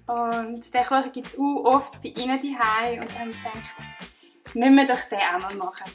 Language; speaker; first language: German; native; German